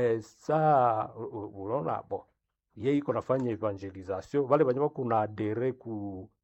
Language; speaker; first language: Swahili; non-native, local second language; Nande